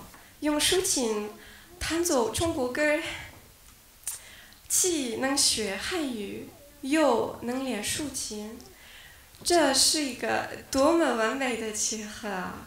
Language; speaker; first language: Chinese; non-native, learner; French